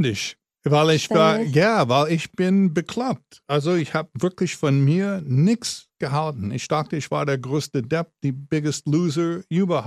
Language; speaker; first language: German; non-native, fluent; English